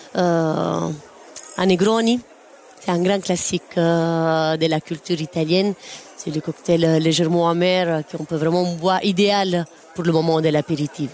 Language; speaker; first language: French; non-native, fluent; Italian